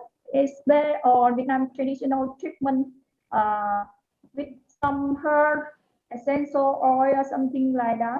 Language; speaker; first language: English; non-native, learner; Vietnamese